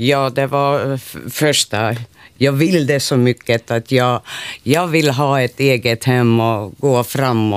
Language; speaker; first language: Swedish; non-native, local second language; Finnish